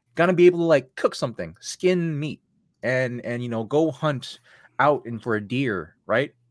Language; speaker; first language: English; early bilingual, other home language; Filipino